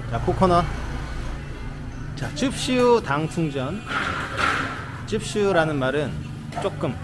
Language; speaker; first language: Korean; native; Korean